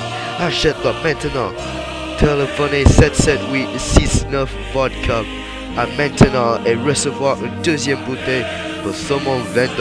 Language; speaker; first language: French; non-native, learner; English